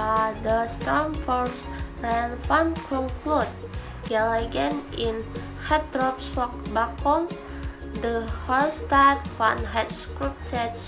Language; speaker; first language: Dutch; non-native, learner; Indonesian